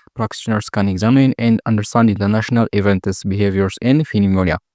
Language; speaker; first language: English; non-native, local second language; Amharic